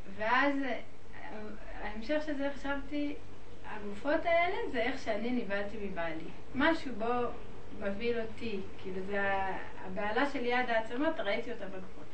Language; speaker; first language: Hebrew; non-native, fluent; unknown